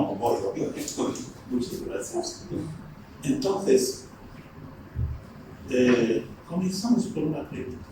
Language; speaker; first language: Spanish; non-native, fluent; Turkish